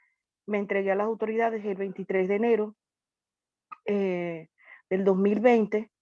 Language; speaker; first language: Spanish; native; Spanish